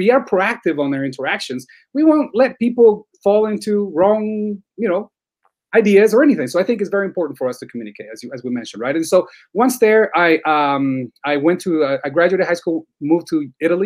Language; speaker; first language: English; non-native, fluent; Spanish